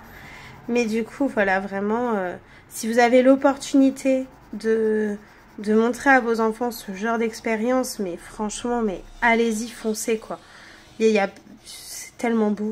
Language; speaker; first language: French; native; French